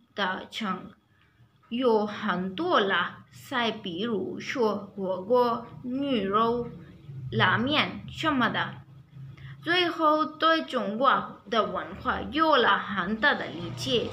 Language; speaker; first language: Chinese; non-native, learner; Urdu